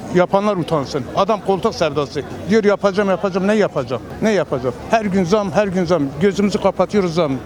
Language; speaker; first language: Turkish; non-native, local second language; Kurdish